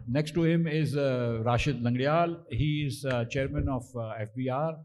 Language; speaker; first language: English; non-native, local second language; Urdu